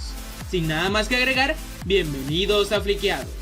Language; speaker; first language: Spanish; native; Spanish